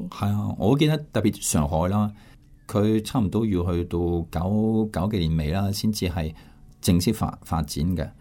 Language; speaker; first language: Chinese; non-native, fluent; French